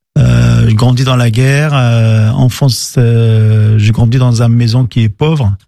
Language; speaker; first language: French; non-native, local second language; Arabic